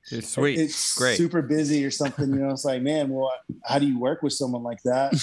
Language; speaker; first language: English; native; English